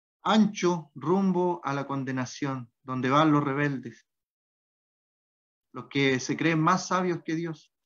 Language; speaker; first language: Spanish; native; Spanish